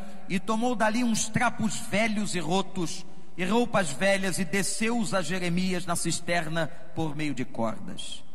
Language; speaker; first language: Portuguese; native; Portuguese